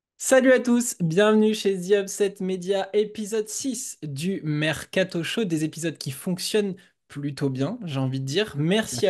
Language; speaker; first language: French; native; French